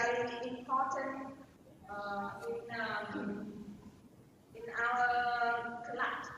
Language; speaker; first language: English; non-native, learner; Vietnamese